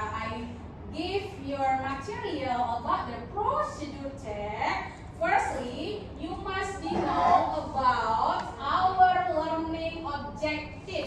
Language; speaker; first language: English; non-native, learner; Indonesian